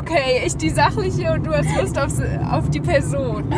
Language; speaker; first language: German; native; German